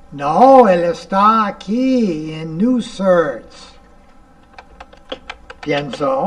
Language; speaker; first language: Spanish; non-native, fluent; English